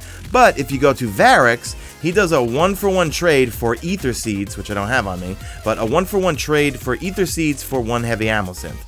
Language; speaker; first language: English; native; English